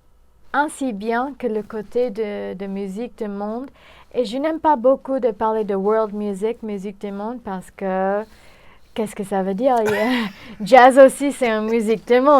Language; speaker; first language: French; non-native, fluent; English